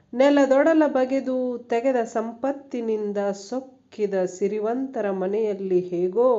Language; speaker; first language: Kannada; native; Kannada